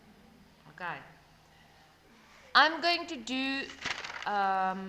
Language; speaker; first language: English; non-native, local second language; Afrikaans